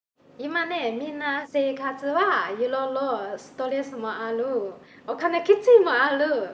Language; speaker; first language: Japanese; non-native, learner; Chinese